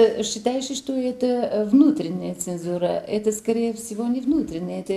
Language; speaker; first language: Russian; non-native, fluent; Bulgarian